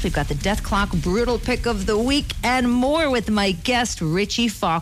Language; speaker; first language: English; native; English